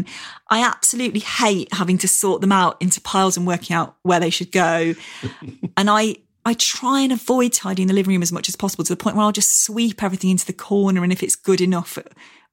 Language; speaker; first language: English; native; English